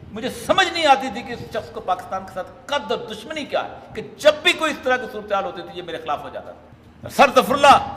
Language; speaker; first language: Urdu; non-native, local second language; Punjabi